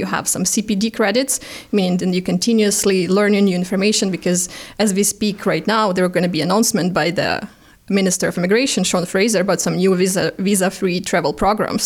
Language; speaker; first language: English; non-native, fluent; Ukrainian